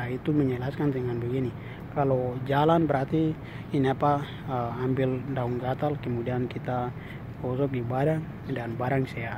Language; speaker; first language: Indonesian; non-native, local second language; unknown